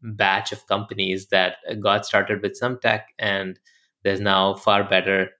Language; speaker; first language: English; non-native, local second language; Hindi